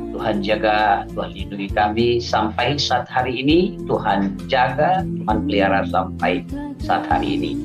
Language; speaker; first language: Indonesian; non-native, local second language; Achinese